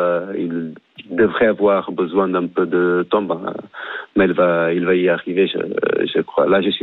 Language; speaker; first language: French; non-native, fluent; Portuguese